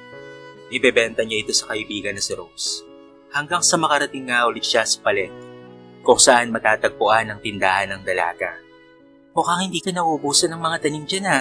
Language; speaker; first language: Filipino; native; Filipino